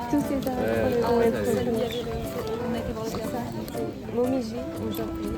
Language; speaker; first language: French; non-native, fluent; Japanese